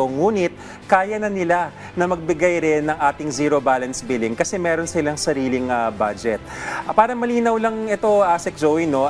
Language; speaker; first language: Filipino; native; Filipino